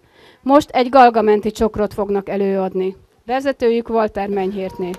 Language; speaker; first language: Hungarian; native; Hungarian